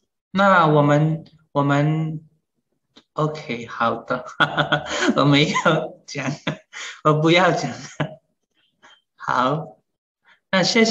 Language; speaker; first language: Chinese; non-native, learner; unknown